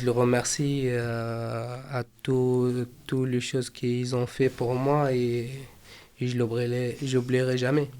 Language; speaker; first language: French; non-native, fluent; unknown